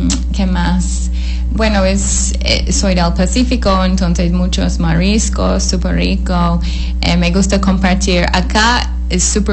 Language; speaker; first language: Spanish; non-native, fluent; English